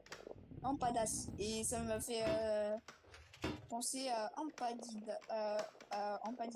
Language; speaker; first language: French; native; French